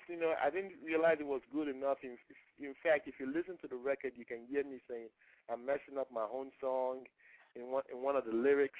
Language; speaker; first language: English; non-native, local second language; Yoruba